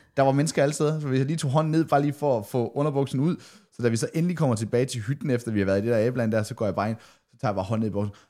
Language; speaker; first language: Danish; native; Danish